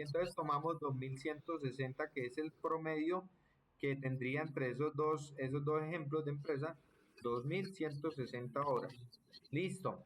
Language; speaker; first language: Spanish; native; Spanish